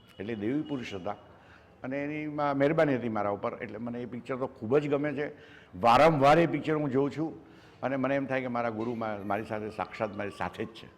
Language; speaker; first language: Gujarati; native; Gujarati